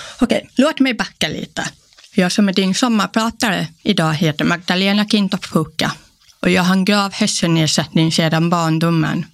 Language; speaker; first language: Swedish; early bilingual, other home language; Polish